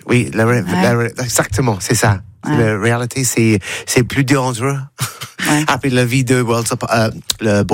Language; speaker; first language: French; non-native, learner; English